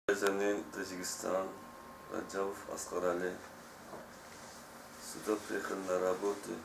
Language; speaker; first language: Russian; non-native, learner; Tajik